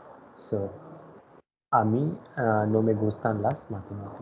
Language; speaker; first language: Spanish; non-native, fluent; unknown